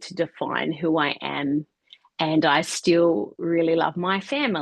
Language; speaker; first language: English; native; English